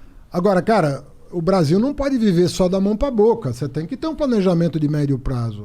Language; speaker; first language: Portuguese; native; Portuguese